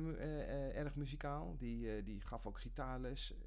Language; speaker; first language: Dutch; native; Dutch